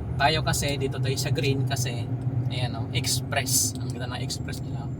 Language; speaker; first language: Filipino; non-native, local second language; Cebuano